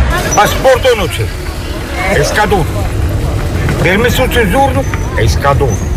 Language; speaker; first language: Italian; non-native, learner; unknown